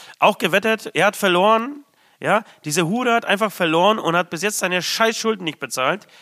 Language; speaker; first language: German; early bilingual, other home language; Polish